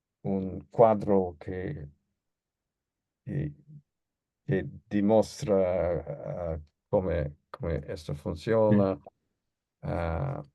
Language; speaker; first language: Portuguese; non-native, learner; English